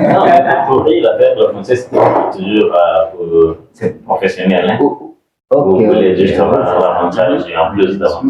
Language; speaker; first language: French; non-native, learner; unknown